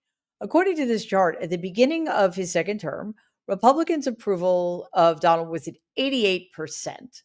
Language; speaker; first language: English; native; English